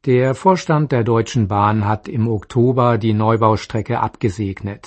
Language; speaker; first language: German; native; German